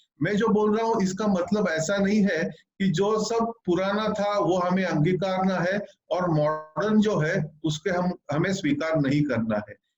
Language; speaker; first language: Hindi; non-native, local second language; Marathi